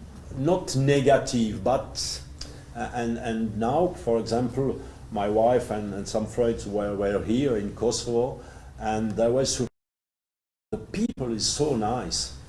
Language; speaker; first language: English; non-native, learner; French